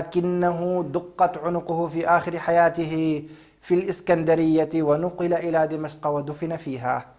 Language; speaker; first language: Arabic; native; Arabic